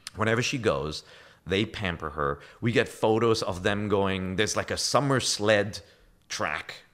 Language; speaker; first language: English; non-native, fluent; German